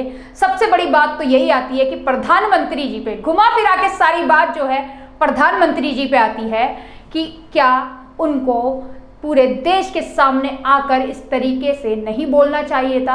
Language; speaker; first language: Hindi; native; Hindi